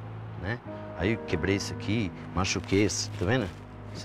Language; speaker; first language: Portuguese; native; Portuguese